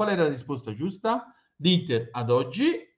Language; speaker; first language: Italian; native; Italian